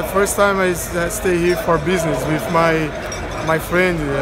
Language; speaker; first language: English; non-native, learner; Portuguese